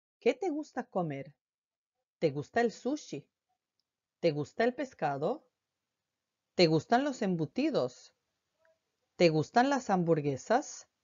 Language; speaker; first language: Spanish; non-native, fluent; Croatian